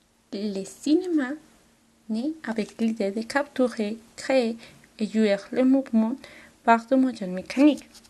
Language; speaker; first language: French; non-native, learner; Spanish